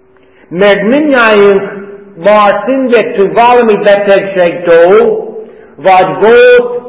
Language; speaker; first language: Hungarian; non-native, fluent; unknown